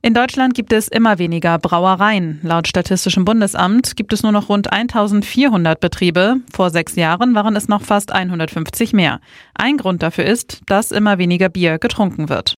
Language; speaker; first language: German; native; German